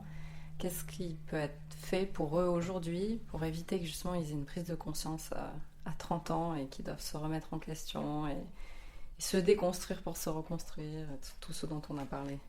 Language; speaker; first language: French; native; French